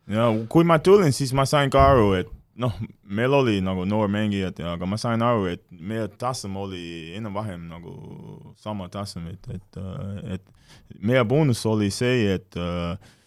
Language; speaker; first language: Estonian; non-native, fluent; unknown